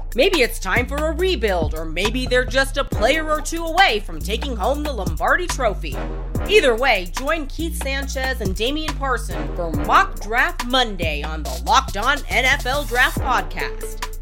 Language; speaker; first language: English; native; English